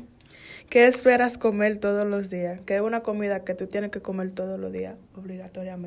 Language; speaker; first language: Spanish; early bilingual, heritage; Spanish